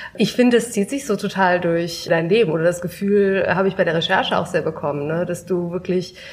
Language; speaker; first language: German; native; German